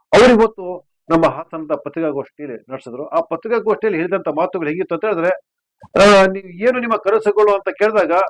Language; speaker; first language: Kannada; native; Kannada